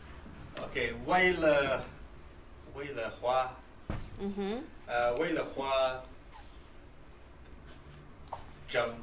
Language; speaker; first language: Chinese; non-native, learner; English